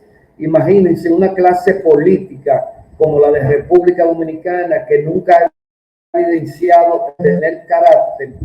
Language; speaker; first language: Spanish; native; Spanish